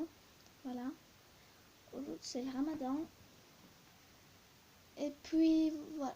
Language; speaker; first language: French; early bilingual, other home language; Turkish